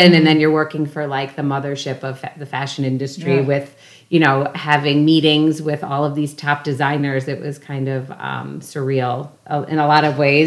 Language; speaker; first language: English; native; English